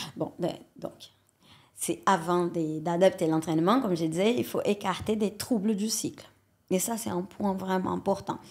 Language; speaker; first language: French; non-native, fluent; Portuguese